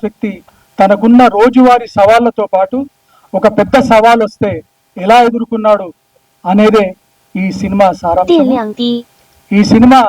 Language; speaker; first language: Telugu; native; Telugu